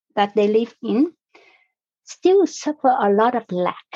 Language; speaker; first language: English; non-native, fluent; Vietnamese